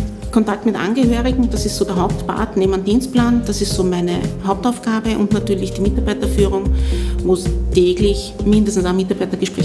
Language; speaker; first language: German; native; German